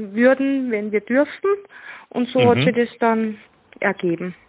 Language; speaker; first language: German; native; German